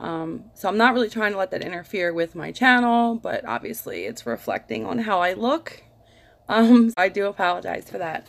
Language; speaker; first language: English; native; English